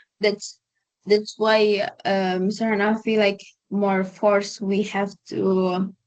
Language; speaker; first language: English; non-native, learner; Indonesian